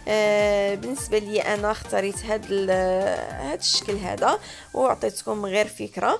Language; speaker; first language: Arabic; native; Arabic